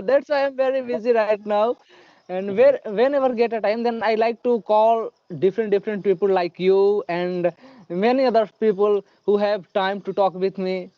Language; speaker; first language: English; non-native, learner; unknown